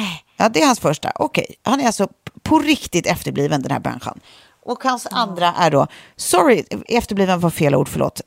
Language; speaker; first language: Swedish; native; Swedish